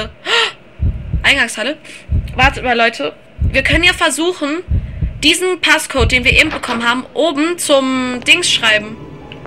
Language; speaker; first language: German; native; German